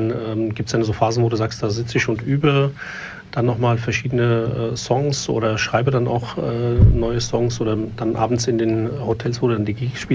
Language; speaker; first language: German; native; German